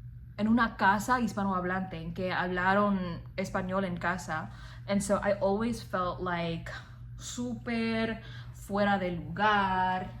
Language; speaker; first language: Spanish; non-native, fluent; English